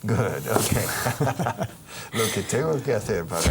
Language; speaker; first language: Spanish; non-native, fluent; English